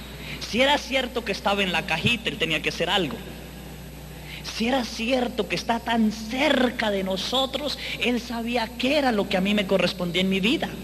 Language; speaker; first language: Spanish; native; Spanish